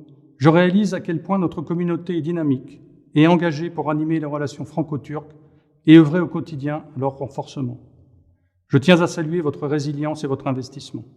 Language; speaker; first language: French; native; French